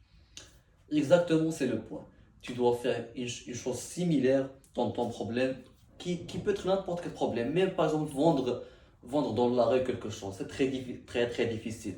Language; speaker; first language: French; non-native, learner; Arabic